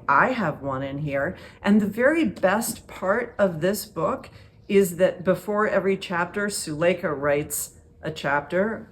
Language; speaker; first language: English; native; English